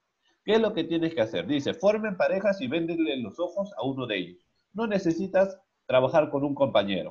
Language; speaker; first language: Spanish; native; Spanish